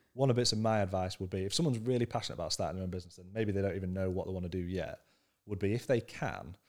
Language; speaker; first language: English; native; English